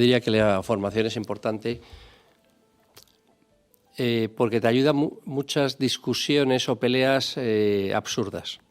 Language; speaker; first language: Spanish; native; Spanish